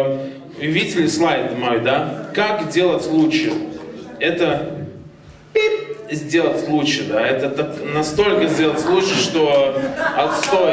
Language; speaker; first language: Russian; non-native, learner; Latvian